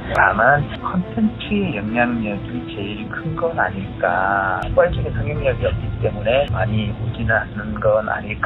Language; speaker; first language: Korean; native; Korean